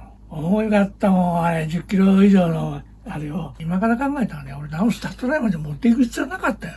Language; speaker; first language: Japanese; native; Japanese